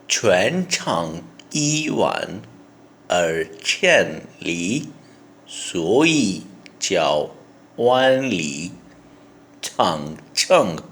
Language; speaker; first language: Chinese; non-native, learner; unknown